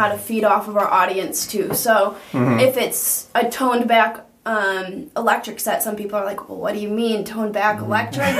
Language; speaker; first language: English; native; English